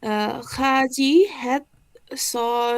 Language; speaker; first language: Korean; non-native, learner; Bangla